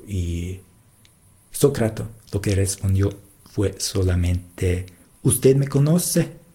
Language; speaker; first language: Spanish; non-native, fluent; German